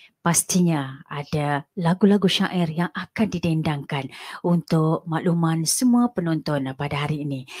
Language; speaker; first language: Malay; native; Malay